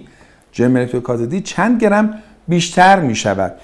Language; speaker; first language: Persian; native; Persian